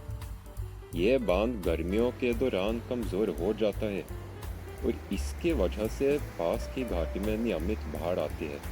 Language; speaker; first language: Hindi; non-native, fluent; Norwegian